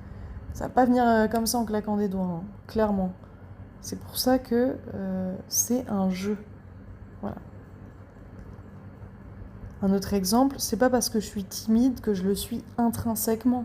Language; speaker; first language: French; native; French